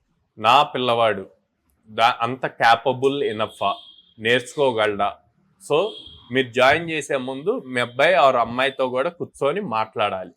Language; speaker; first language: Telugu; native; Telugu